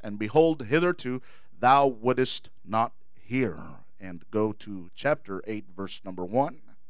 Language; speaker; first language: English; early bilingual, other home language; Spanish